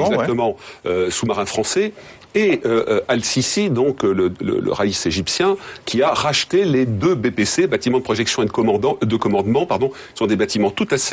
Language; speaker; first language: French; native; French